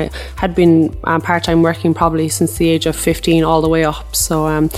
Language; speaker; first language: English; native; English